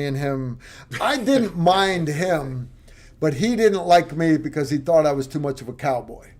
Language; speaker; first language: English; native; English